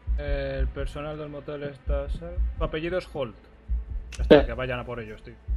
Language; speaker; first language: Spanish; native; Spanish